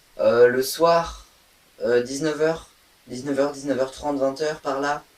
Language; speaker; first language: French; native; French